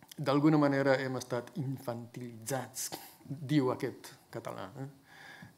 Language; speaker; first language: Catalan; non-native, fluent; English